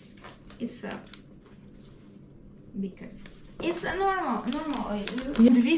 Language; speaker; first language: English; non-native, learner; Russian